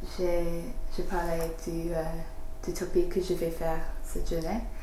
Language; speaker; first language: French; non-native, learner; English